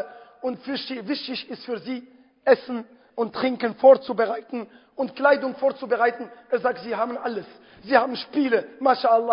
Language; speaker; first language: German; non-native, fluent; Arabic